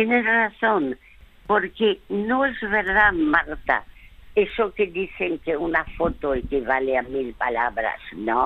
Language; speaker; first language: Spanish; early bilingual, other home language; French